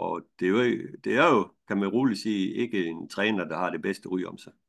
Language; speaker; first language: Danish; native; Danish